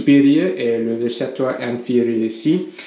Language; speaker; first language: French; non-native, learner; English